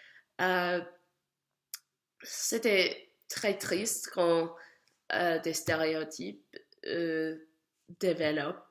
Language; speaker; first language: French; non-native, learner; English